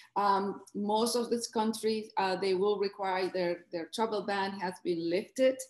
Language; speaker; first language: English; non-native, fluent; Spanish